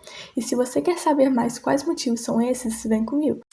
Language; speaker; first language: Portuguese; native; Portuguese